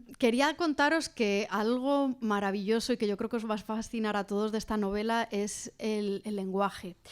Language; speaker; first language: Spanish; native; Spanish